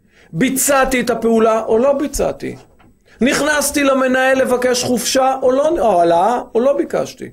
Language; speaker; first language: Hebrew; native; Hebrew